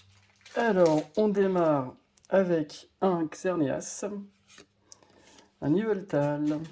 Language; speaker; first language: French; native; French